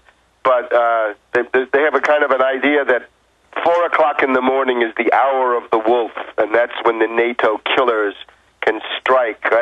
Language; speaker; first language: English; native; English